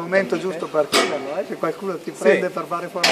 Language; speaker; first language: Italian; native; Italian